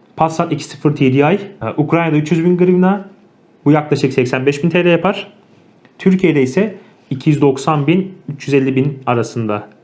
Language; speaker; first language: Turkish; native; Turkish